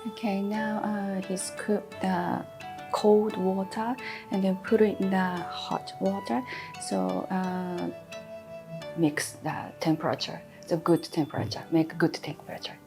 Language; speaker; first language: English; non-native, fluent; Japanese